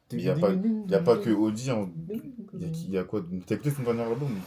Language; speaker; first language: French; native; French